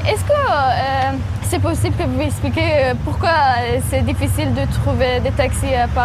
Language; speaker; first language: French; non-native, learner; Persian